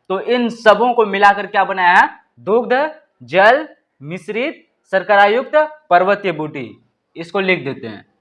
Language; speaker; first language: Hindi; native; Hindi